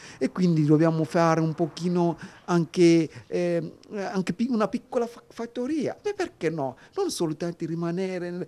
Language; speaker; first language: Italian; non-native, fluent; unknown